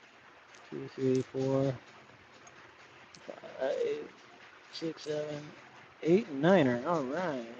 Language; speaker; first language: English; native; English